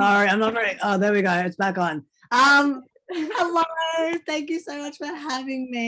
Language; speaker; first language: English; early bilingual, other home language; Hindi